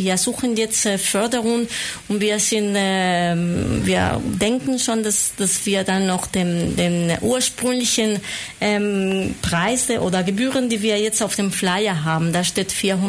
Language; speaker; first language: German; non-native, fluent; Spanish